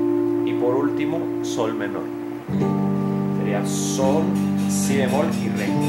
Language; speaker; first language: Spanish; native; Spanish